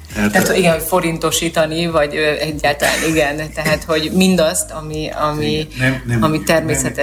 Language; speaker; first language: Hungarian; native; Hungarian